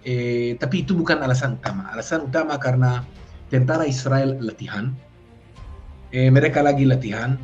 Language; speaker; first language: Indonesian; non-native, fluent; Hebrew